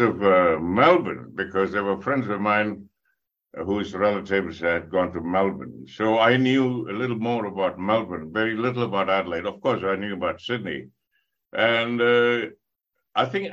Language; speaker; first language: English; non-native, local second language; Tamil